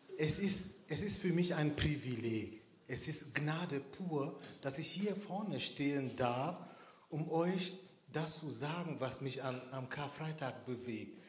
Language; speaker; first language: German; non-native, fluent; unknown